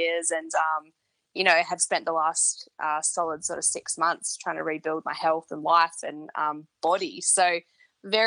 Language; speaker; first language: English; native; English